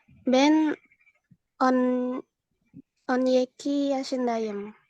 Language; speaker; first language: Turkish; non-native, learner; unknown